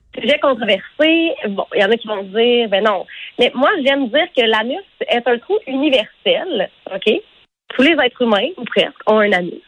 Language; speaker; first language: French; native; French